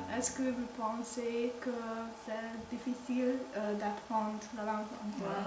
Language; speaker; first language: French; non-native, learner; Hungarian